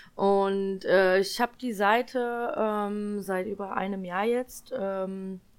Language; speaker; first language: German; early bilingual, other home language; Polish